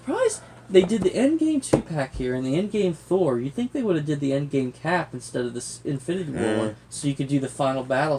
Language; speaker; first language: English; native; English